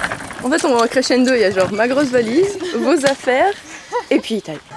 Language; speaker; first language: French; native; French